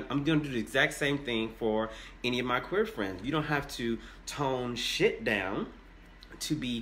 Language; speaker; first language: English; native; English